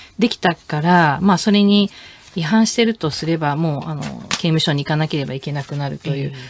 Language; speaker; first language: Japanese; native; Japanese